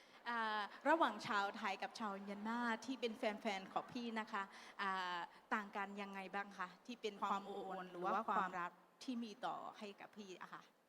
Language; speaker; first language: Thai; non-native, fluent; Burmese